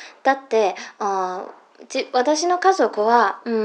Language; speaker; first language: Japanese; non-native, fluent; Chinese